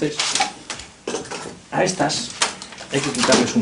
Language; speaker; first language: Spanish; native; Spanish